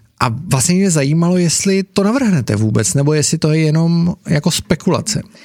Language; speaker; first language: Czech; native; Czech